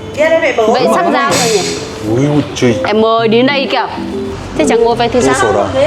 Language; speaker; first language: Korean; non-native, learner; Vietnamese